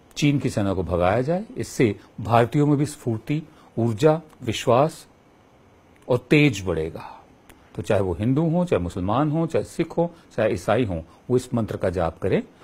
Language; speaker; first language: Hindi; native; Hindi